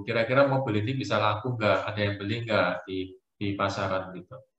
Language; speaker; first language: Indonesian; native; Indonesian